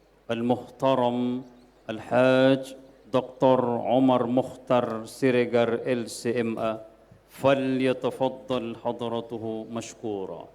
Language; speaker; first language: Arabic; non-native, fluent; Indonesian